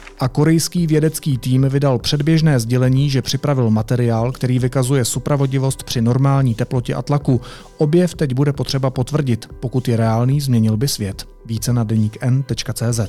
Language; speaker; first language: Czech; native; Czech